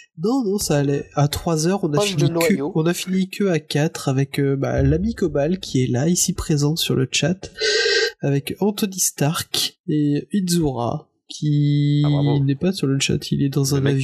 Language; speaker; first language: French; native; French